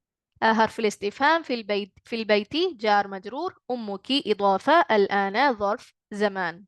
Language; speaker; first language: Arabic; non-native, fluent; Malayalam